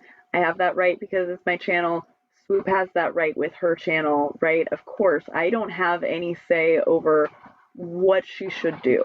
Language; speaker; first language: English; native; English